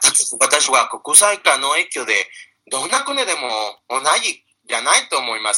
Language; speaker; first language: Japanese; non-native, fluent; Spanish